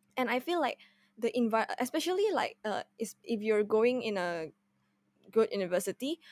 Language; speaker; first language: English; non-native, fluent; Indonesian